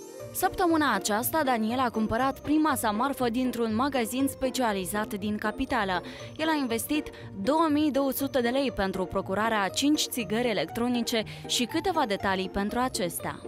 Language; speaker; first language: Romanian; native; Romanian